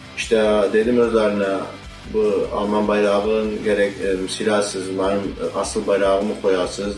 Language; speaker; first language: Turkish; early bilingual, heritage; Turkish